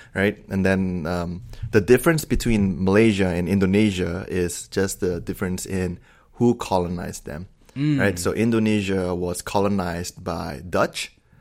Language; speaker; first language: English; non-native, fluent; Indonesian